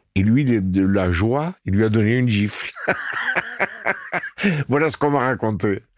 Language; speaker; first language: French; native; French